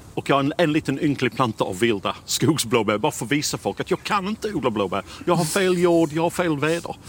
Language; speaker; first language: Swedish; non-native, fluent; English